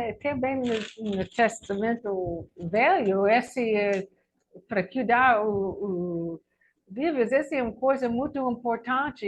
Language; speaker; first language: Portuguese; non-native, learner; English